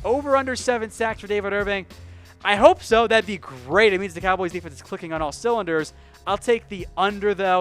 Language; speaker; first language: English; native; English